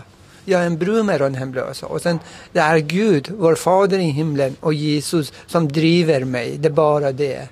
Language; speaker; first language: Swedish; non-native, fluent; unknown